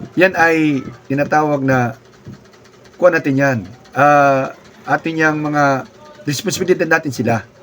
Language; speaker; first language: Filipino; non-native, local second language; Cebuano